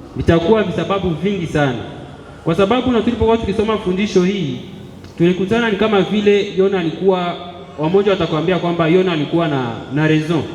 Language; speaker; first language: Swahili; native; Swahili